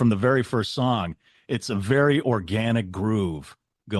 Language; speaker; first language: English; native; English